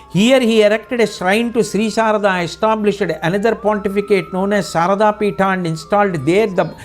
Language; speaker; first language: English; non-native, local second language; Telugu